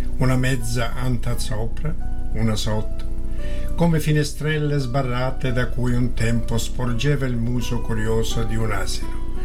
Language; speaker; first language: Italian; native; Italian